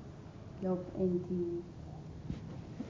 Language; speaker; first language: Dutch; non-native, learner; Arabic